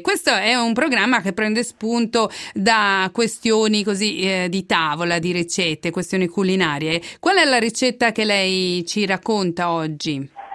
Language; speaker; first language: Italian; native; Italian